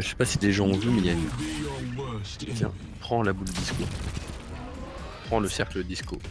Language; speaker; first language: French; native; French